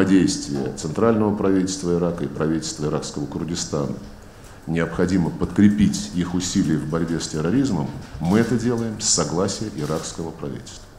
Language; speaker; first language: Russian; native; Russian